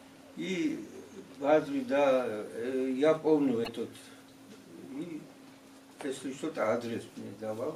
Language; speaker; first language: Russian; non-native, fluent; Georgian